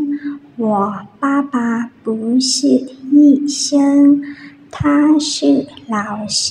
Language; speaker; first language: Chinese; non-native, fluent; Thai